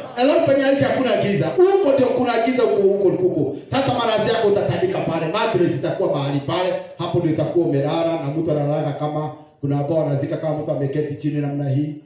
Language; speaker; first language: Swahili; non-native, local second language; Kikuyu